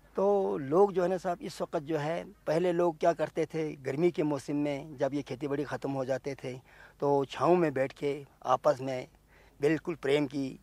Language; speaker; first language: Urdu; non-native, local second language; Ladakhi